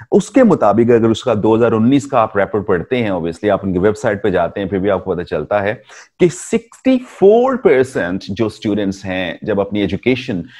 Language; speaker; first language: Urdu; non-native, local second language; Punjabi